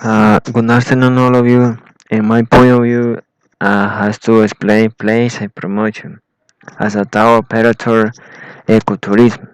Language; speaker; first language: English; non-native, learner; Spanish